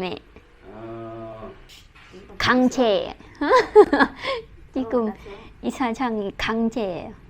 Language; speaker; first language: Korean; non-native, learner; Vietnamese